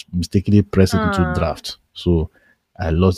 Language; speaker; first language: English; non-native, local second language; Yoruba